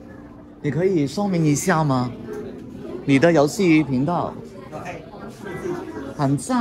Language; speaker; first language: Chinese; non-native, local second language; Cantonese